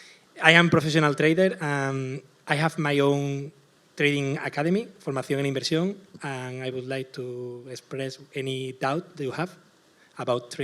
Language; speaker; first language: English; non-native, learner; Spanish